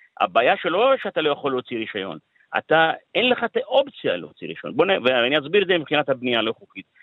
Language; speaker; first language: Hebrew; non-native, local second language; Arabic